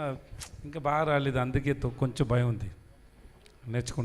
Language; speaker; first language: Telugu; non-native, learner; Tamil